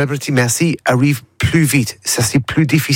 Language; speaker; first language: French; non-native, learner; English